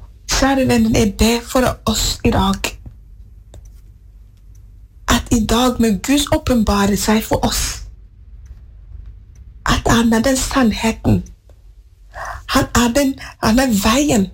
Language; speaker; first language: Norwegian; non-native, fluent; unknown